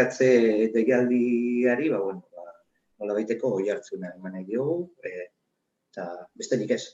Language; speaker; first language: Basque; native; Basque